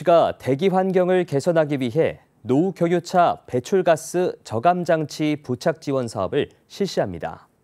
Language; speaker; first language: Korean; native; Korean